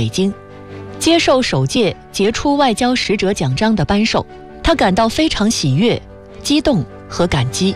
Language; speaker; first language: Chinese; native; Chinese